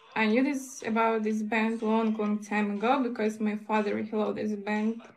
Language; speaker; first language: English; non-native, learner; Russian